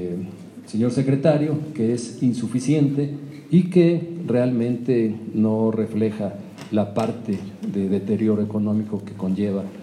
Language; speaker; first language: Spanish; native; Spanish